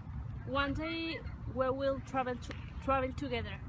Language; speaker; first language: English; non-native, learner; Spanish